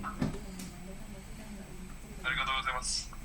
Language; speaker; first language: Japanese; non-native, learner; Indonesian